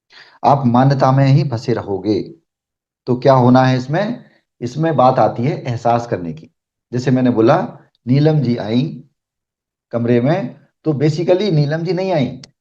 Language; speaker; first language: Hindi; native; Hindi